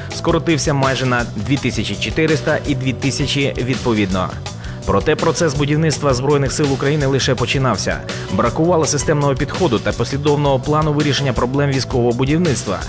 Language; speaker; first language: Ukrainian; native; Ukrainian